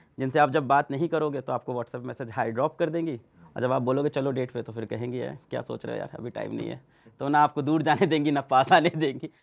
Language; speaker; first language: Hindi; native; Hindi